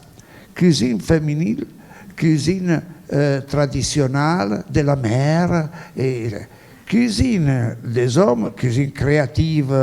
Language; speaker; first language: French; non-native, fluent; Italian